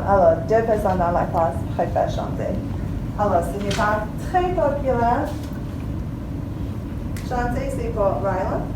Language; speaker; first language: French; non-native, fluent; English